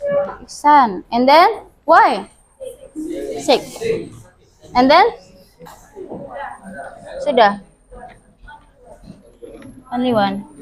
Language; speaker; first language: English; non-native, learner; Indonesian